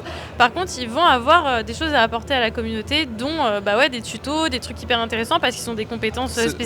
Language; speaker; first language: French; native; French